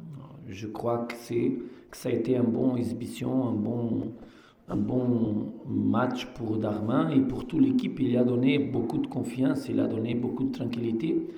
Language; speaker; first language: French; non-native, fluent; Portuguese